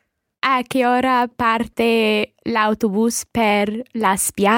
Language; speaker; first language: Italian; non-native, learner; English